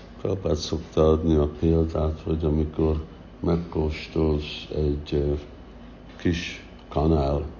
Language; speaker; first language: Hungarian; early bilingual, heritage; Hungarian